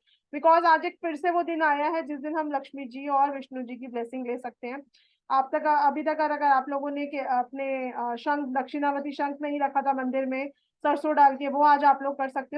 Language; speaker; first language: Hindi; native; Hindi